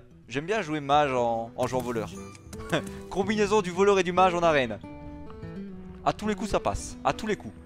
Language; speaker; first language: French; native; French